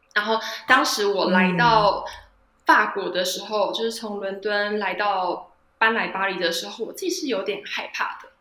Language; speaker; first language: Chinese; native; Chinese